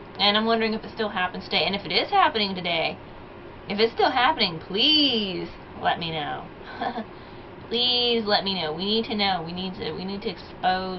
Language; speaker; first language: English; native; English